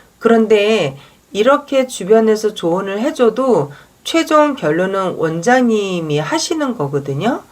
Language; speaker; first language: Korean; native; Korean